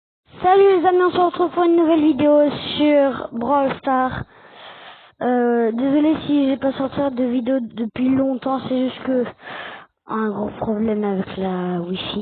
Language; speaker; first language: French; native; French